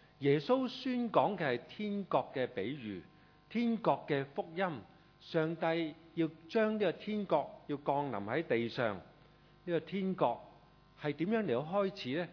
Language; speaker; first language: Chinese; non-native, local second language; Cantonese